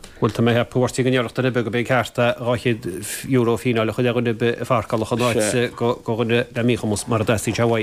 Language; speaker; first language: Irish; native; Irish